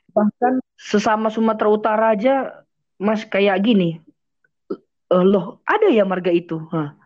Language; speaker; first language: Indonesian; native; Indonesian